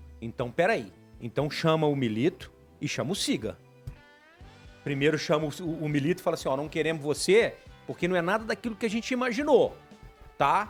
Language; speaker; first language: Portuguese; native; Portuguese